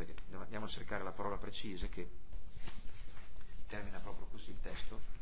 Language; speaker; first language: Italian; native; Italian